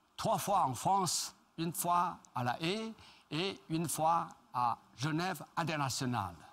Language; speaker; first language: French; non-native, fluent; Chinese